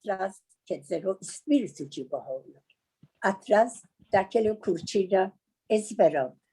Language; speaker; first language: Portuguese; non-native, learner; Persian